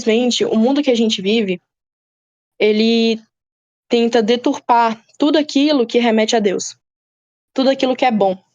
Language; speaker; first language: Portuguese; native; Portuguese